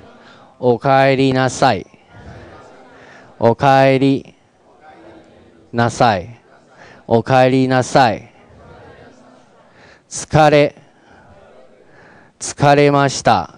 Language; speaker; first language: Japanese; non-native, fluent; Chinese